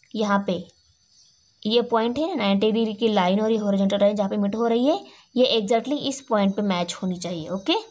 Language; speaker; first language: Hindi; non-native, local second language; Marathi